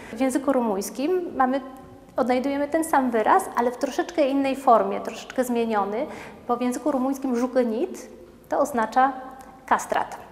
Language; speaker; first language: Polish; native; Polish